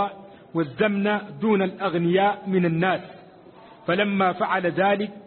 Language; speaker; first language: Arabic; native; Arabic